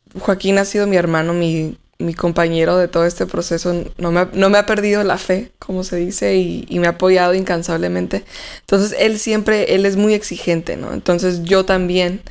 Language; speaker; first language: Spanish; native; Spanish